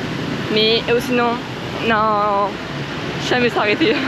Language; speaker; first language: French; native; French